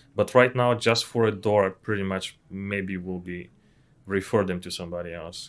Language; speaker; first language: English; non-native, fluent; Bulgarian